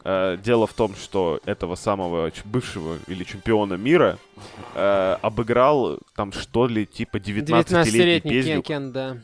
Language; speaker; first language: Russian; native; Russian